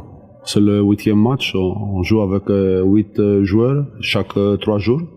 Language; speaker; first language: French; non-native, learner; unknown